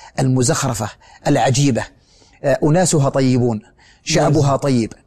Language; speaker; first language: Arabic; native; Arabic